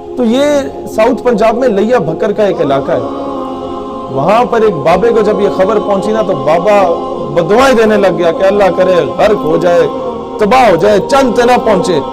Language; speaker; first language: Urdu; non-native, local second language; Punjabi